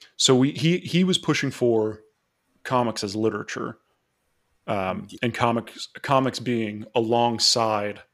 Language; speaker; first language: English; native; English